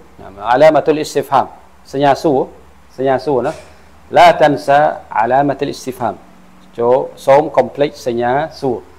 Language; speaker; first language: Arabic; non-native, fluent; Khmer